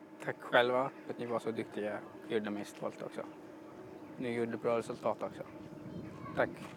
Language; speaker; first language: Swedish; non-native, fluent; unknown